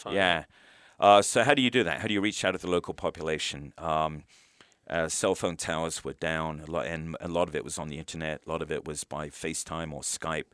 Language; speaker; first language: English; native; English